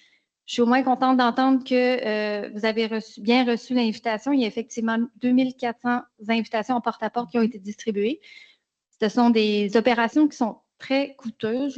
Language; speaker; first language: French; native; French